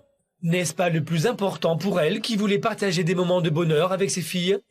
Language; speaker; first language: French; native; French